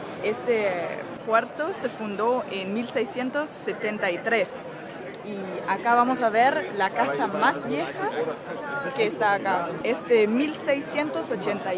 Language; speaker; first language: Spanish; non-native, fluent; Danish